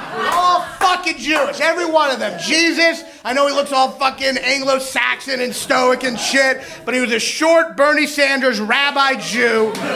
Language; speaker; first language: English; native; English